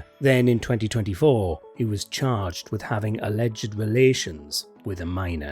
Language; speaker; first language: English; native; English